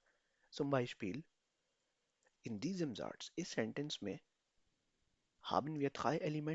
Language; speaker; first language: German; non-native, fluent; Urdu